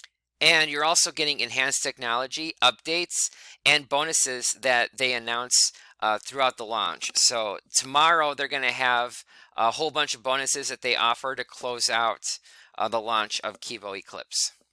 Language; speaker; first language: English; native; English